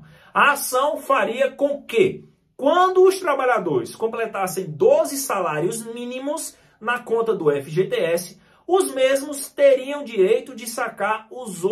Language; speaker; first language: Portuguese; native; Portuguese